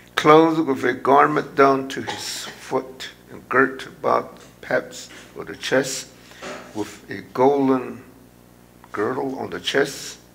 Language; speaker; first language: English; non-native, local second language; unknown